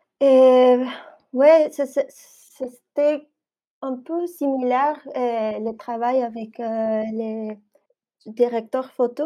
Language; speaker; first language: French; non-native, fluent; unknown